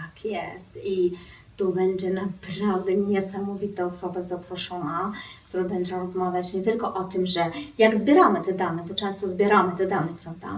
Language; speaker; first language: Polish; non-native, fluent; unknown